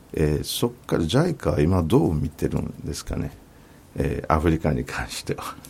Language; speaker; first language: Japanese; non-native, fluent; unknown